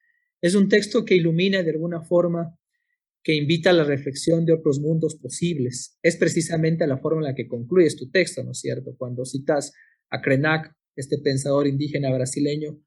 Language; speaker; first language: Spanish; native; Spanish